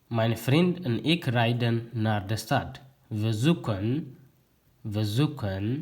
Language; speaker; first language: Dutch; non-native, learner; Tigrinya